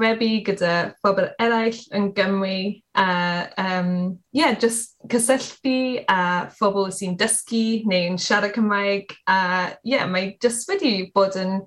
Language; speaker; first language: Welsh; non-native, learner; English